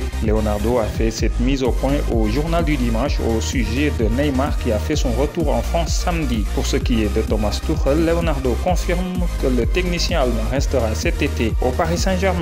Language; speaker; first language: French; non-native, local second language; Wolof